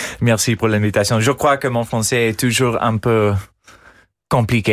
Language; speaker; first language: French; non-native, fluent; English